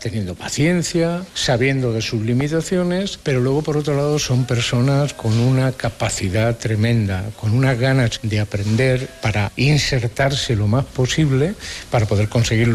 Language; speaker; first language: Spanish; native; Spanish